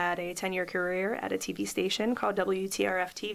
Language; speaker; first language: English; native; English